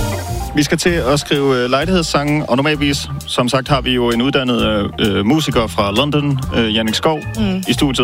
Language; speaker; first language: Danish; native; Danish